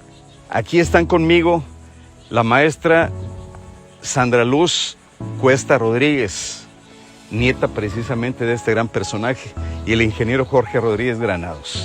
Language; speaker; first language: Spanish; native; Spanish